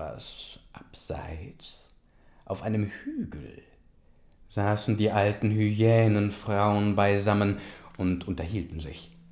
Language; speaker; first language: German; native; German